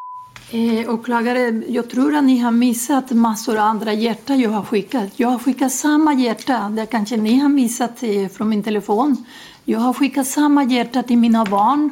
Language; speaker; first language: Swedish; non-native, fluent; Spanish